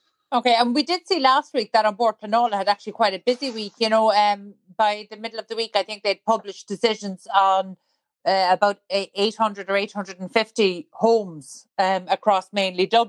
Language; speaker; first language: English; native; English